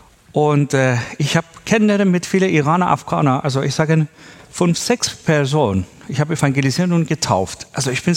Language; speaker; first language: German; non-native, learner; Persian